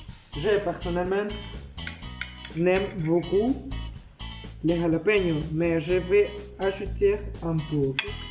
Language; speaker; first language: French; non-native, learner; Spanish